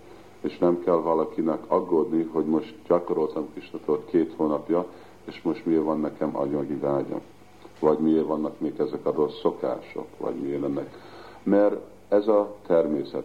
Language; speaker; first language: Hungarian; early bilingual, heritage; Hungarian